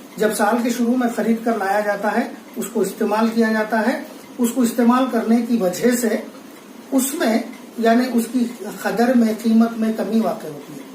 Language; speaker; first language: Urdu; native; Urdu